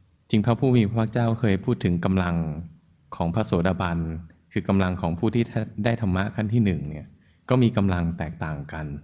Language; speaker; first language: Thai; native; Thai